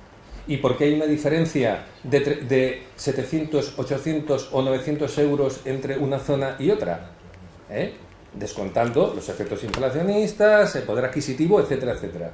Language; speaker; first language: Spanish; native; Spanish